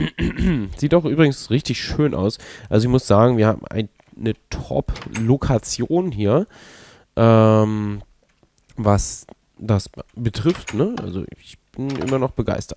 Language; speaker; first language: German; native; German